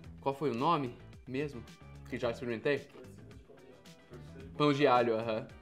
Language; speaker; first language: Portuguese; non-native, fluent; English